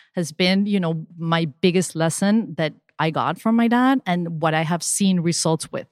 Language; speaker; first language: English; early bilingual, other home language; Spanish